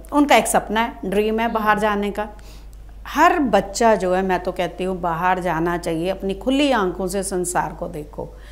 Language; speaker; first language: Hindi; non-native, local second language; Punjabi